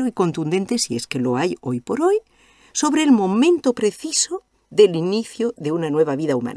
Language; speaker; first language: Spanish; native; Spanish